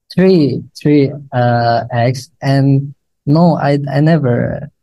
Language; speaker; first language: English; non-native, learner; Indonesian